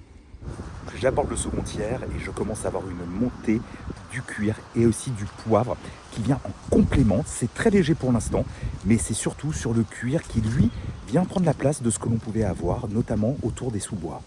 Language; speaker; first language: French; native; French